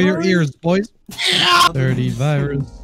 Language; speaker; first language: English; native; English